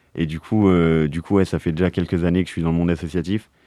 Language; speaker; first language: French; native; French